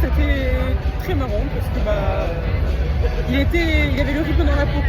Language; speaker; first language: French; native; French